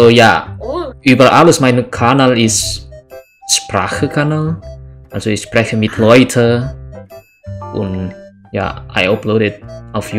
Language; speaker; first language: German; non-native, learner; Indonesian